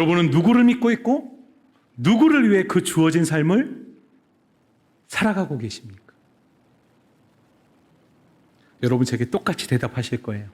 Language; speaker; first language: Korean; native; Korean